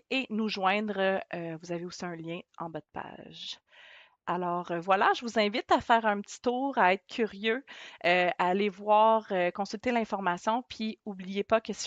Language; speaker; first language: French; native; French